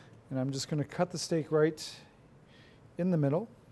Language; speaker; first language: English; native; English